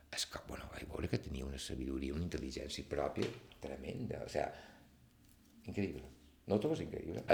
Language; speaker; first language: Catalan; native; Catalan